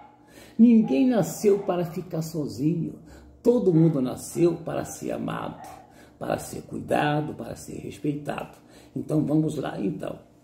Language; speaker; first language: Portuguese; native; Portuguese